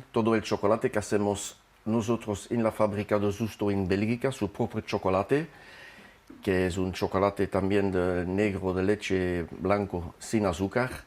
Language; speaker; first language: Spanish; non-native, fluent; French